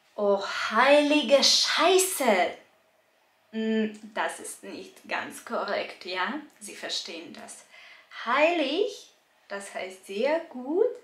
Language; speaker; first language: German; non-native, fluent; Russian